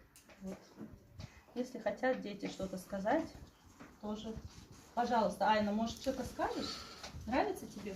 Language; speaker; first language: Russian; native; Russian